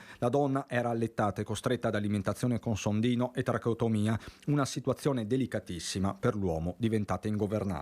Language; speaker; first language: Italian; native; Italian